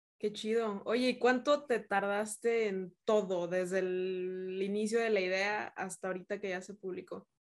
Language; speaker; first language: Spanish; native; Spanish